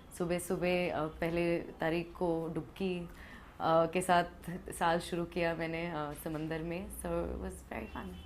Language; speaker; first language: Hindi; early bilingual, heritage; English